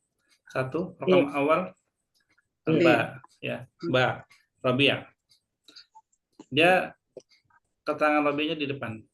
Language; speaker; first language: Indonesian; native; Indonesian